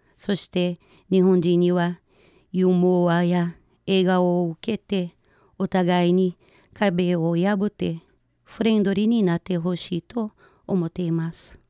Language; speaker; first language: Japanese; non-native, fluent; Portuguese